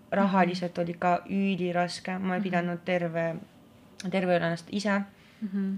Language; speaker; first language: Estonian; non-native, local second language; Russian